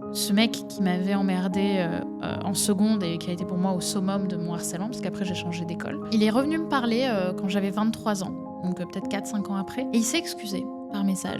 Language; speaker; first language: French; native; French